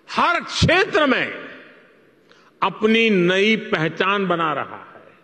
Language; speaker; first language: Hindi; non-native, local second language; Gujarati